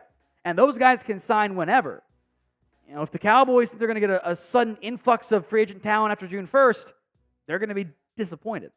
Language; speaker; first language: English; native; English